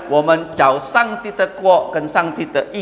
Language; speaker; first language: Chinese; early bilingual, heritage; Chinese